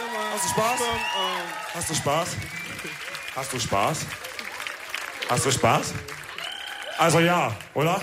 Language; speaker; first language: German; early bilingual, other home language; Wolof